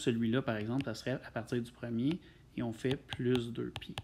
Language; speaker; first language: French; native; French